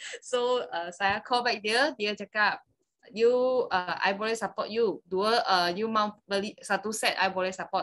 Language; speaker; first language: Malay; non-native, local second language; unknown